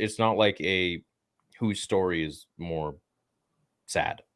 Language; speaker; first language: English; native; English